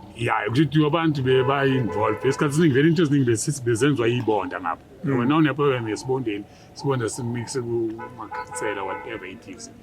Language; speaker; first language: Zulu; native; Zulu